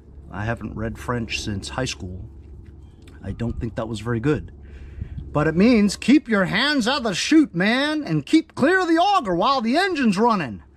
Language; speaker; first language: English; native; English